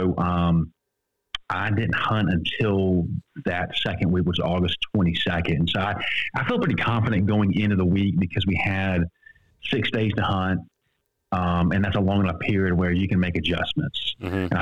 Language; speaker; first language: English; native; English